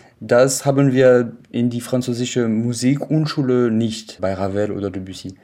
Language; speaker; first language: German; non-native, fluent; French